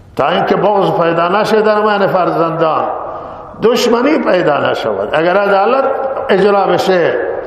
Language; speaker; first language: Persian; non-native, local second language; Baluchi